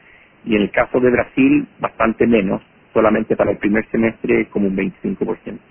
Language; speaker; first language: Spanish; native; Spanish